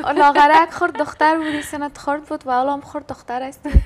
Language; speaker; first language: Persian; non-native, local second language; Turkmen